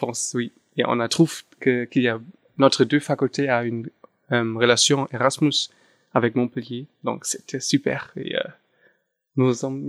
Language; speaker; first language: French; non-native, fluent; German